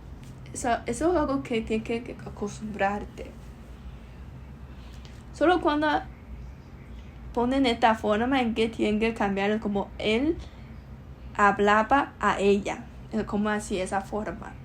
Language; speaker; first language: Spanish; non-native, learner; Chinese